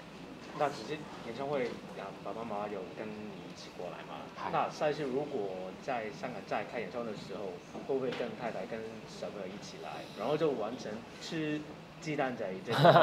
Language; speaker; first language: Chinese; non-native, local second language; Cantonese